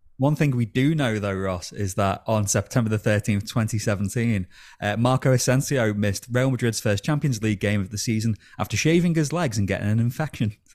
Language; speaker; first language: English; native; English